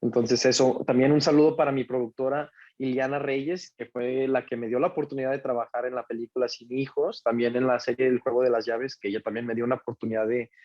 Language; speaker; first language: Spanish; native; Spanish